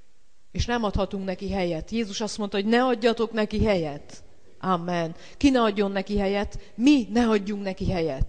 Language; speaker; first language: Hungarian; native; Hungarian